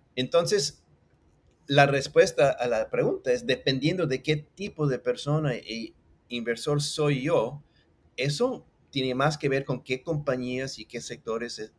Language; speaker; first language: Spanish; non-native, local second language; English